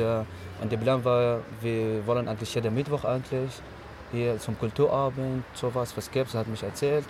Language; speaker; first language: German; non-native, learner; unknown